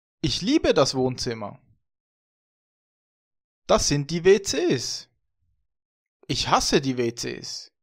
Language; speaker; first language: German; non-native, fluent; Vietnamese